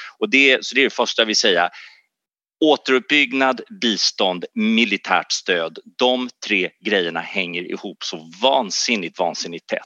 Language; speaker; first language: Swedish; native; Swedish